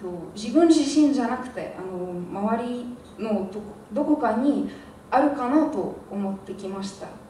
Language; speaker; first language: Japanese; non-native, fluent; Arabic